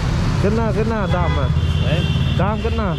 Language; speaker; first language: Hindi; non-native, local second language; Khasi